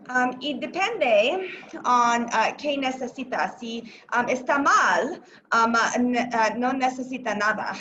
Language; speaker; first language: Spanish; non-native, learner; English